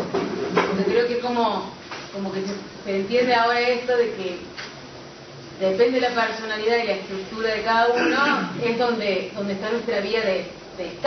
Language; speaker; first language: Spanish; native; Spanish